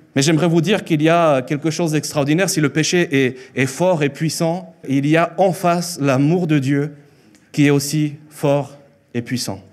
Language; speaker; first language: French; early bilingual, other home language; Spanish